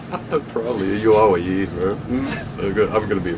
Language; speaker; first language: English; non-native, fluent; Finnish